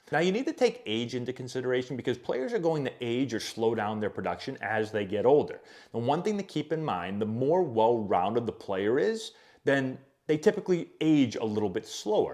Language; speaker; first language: English; native; English